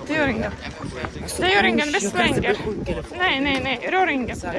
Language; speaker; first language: Swedish; non-native, learner; Russian